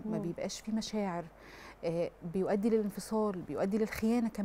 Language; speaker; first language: Arabic; native; Arabic